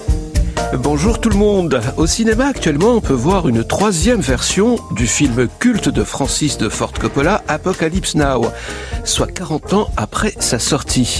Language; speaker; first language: French; native; French